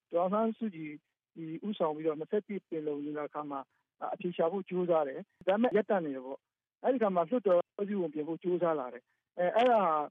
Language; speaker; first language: Burmese; native; Burmese